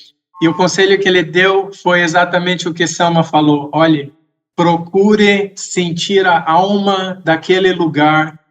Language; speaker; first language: Portuguese; non-native, fluent; English